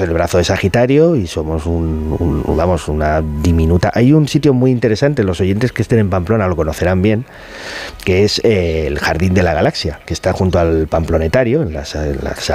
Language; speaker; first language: Spanish; native; Spanish